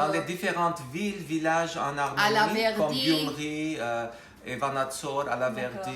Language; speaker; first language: French; non-native, fluent; Armenian